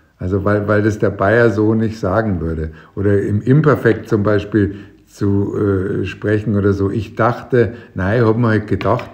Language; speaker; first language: German; native; German